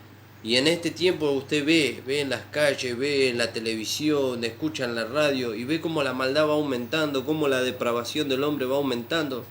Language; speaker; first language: Spanish; native; Spanish